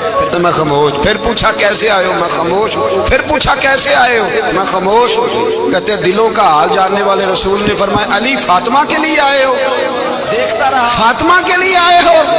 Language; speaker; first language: Urdu; native; Urdu